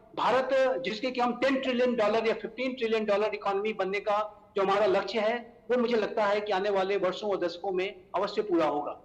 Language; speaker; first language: Hindi; native; Hindi